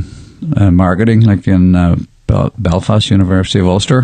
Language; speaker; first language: English; native; English